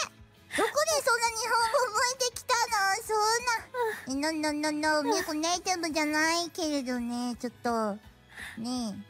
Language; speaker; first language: Japanese; native; Japanese